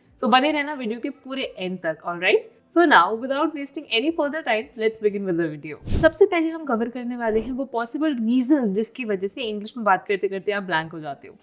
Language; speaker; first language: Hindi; native; Hindi